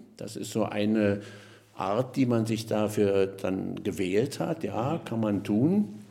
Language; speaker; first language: German; native; German